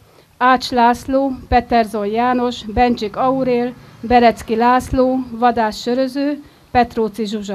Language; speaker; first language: Hungarian; native; Hungarian